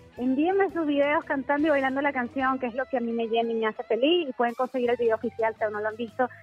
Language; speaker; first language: Spanish; native; Spanish